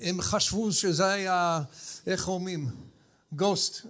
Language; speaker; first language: Hebrew; non-native, fluent; English